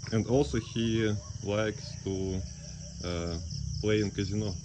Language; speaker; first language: English; non-native, learner; Russian